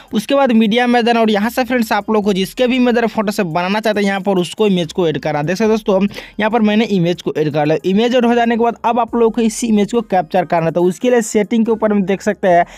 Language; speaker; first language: Hindi; native; Hindi